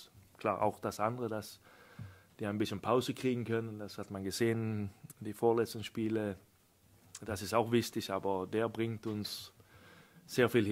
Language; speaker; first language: German; non-native, fluent; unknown